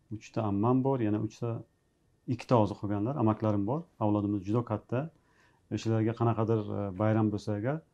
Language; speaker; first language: Uzbek; native; Uzbek